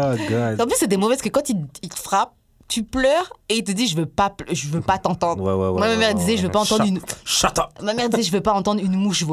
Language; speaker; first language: French; native; French